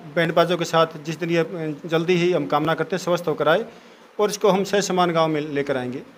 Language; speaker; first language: Hindi; native; Hindi